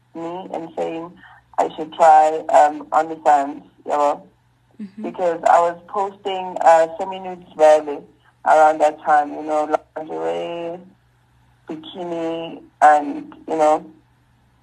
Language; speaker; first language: English; non-native, local second language; Zulu